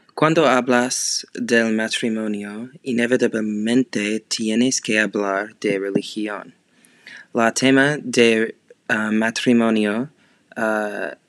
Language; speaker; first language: Spanish; non-native, learner; English